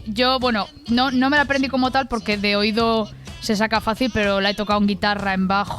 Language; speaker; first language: Spanish; native; Spanish